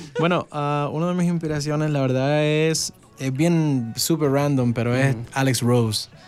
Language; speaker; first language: Spanish; early bilingual, heritage; Spanish